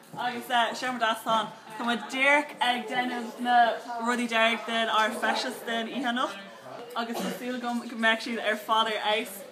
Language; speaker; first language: Irish; non-native, local second language; English